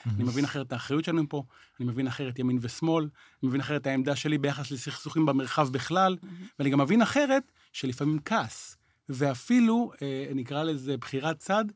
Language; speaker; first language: Hebrew; native; Hebrew